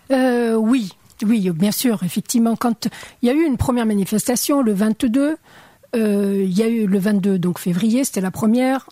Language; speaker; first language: French; non-native, local second language; Arabic